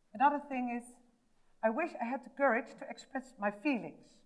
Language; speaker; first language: English; non-native, fluent; Dutch